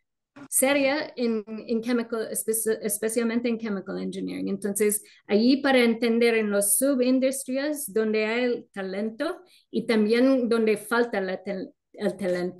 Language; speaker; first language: Spanish; non-native, fluent; English